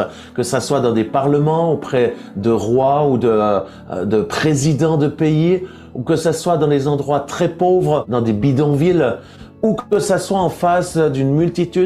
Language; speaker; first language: French; native; French